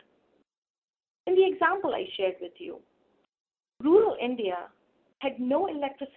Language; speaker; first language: English; non-native, local second language; Hindi